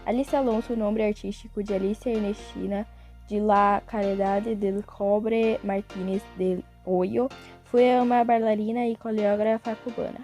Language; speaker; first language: Spanish; non-native, learner; Portuguese